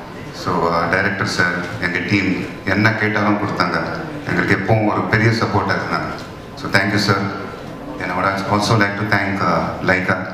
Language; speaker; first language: Tamil; non-native, local second language; Telugu